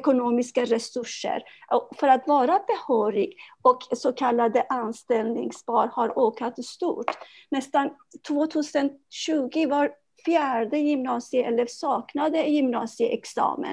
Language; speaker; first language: Swedish; non-native, fluent; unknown